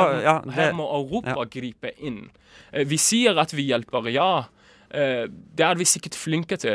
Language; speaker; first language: Norwegian; early bilingual, other home language; Arabic